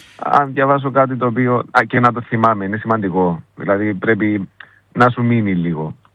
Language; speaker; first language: Greek; native; Greek